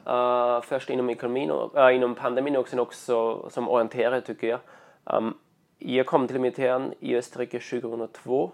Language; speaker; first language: Swedish; non-native, fluent; German